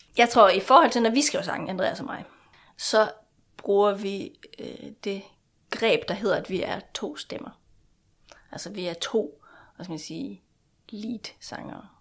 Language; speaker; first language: Danish; non-native, local second language; Faroese